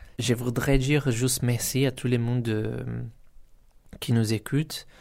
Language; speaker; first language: French; non-native, learner; Portuguese